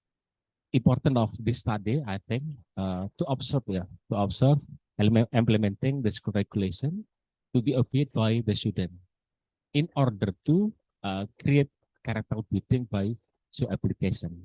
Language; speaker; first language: English; non-native, learner; Indonesian